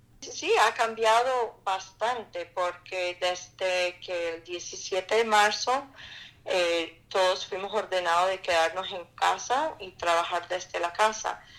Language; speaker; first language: Spanish; non-native, fluent; English